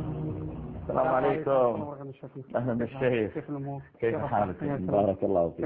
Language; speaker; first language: Arabic; native; Arabic